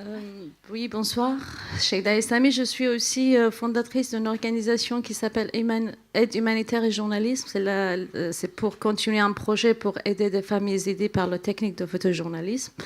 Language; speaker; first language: French; non-native, fluent; Central Kurdish